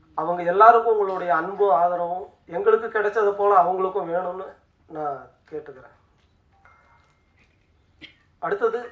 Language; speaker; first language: Tamil; native; Tamil